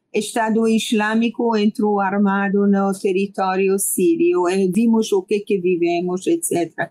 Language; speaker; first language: Portuguese; non-native, fluent; Persian